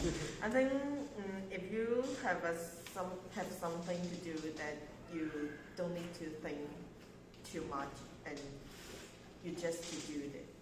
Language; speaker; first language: English; non-native, learner; Chinese